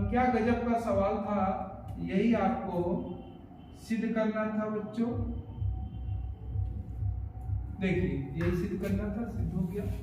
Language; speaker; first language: Hindi; native; Hindi